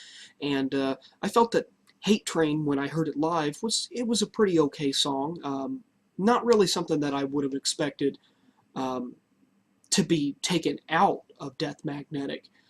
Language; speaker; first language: English; native; English